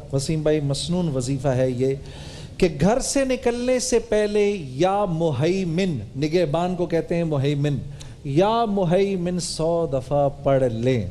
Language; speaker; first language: Urdu; native; Urdu